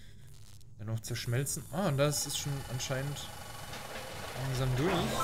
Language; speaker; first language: German; native; German